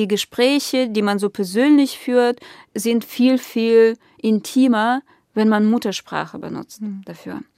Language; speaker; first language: German; non-native, fluent; Russian